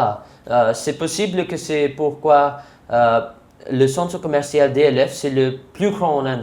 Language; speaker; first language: French; non-native, learner; Hindi